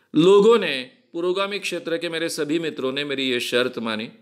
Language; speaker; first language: Hindi; non-native, local second language; Marathi